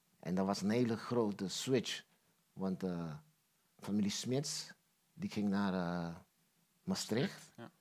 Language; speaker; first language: Dutch; non-native, local second language; Papiamento